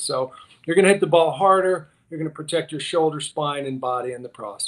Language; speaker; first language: English; native; English